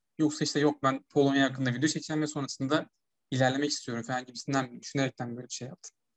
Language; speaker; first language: Turkish; native; Turkish